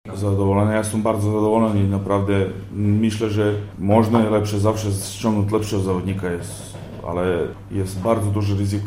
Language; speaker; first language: Polish; non-native, fluent; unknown